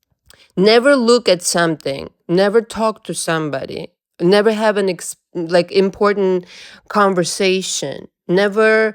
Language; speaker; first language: English; non-native, fluent; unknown